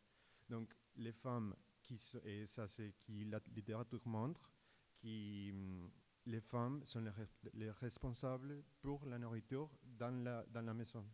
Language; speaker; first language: French; non-native, fluent; Spanish